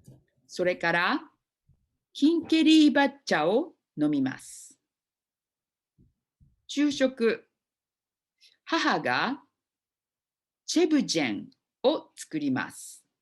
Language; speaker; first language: Japanese; non-native, fluent; English